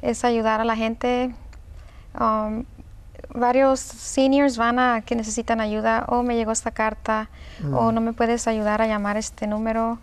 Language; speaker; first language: Spanish; early bilingual, heritage; Spanish